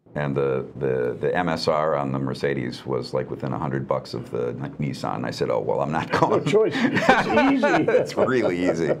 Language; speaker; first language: English; native; English